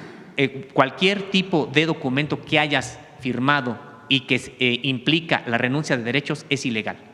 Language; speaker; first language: Spanish; native; Spanish